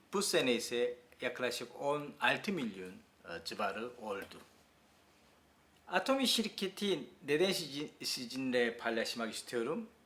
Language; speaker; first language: Turkish; non-native, learner; Korean